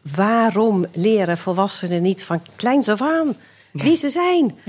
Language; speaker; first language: Dutch; early bilingual, other home language; Swedish